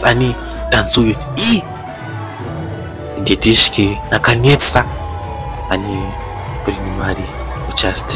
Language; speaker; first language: Russian; non-native, learner; Bemba